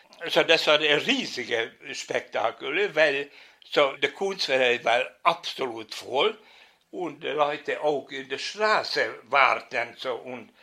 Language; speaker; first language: German; non-native, fluent; Hungarian